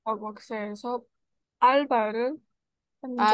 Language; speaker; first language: Korean; non-native, learner; Indonesian